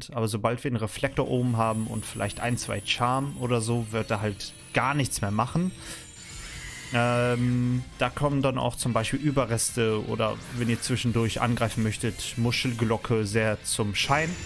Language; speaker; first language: German; native; German